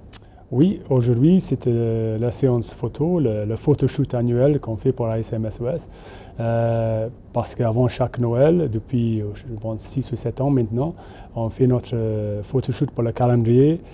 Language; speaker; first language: French; non-native, fluent; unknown